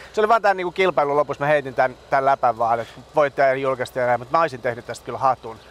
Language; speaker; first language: Finnish; early bilingual, other home language; Persian